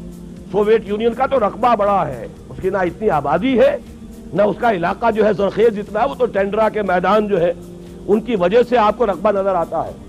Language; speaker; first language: Urdu; native; Urdu